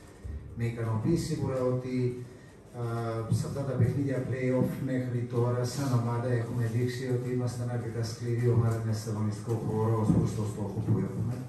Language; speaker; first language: Greek; non-native, fluent; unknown